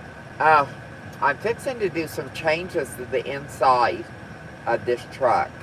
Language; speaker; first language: English; native; English